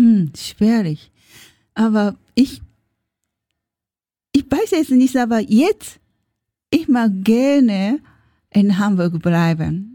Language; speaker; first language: German; non-native, learner; Japanese